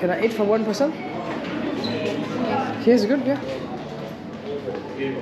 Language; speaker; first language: English; non-native, learner; French